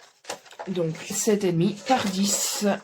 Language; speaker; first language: French; native; French